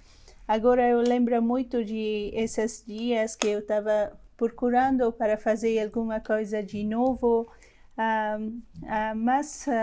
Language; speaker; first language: Portuguese; non-native, learner; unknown